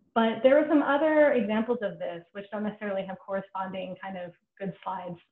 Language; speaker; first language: English; native; English